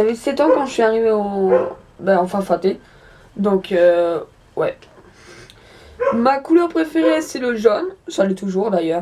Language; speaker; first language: French; native; French